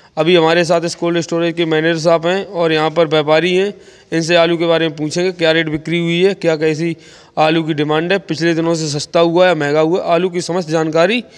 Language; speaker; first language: Hindi; native; Hindi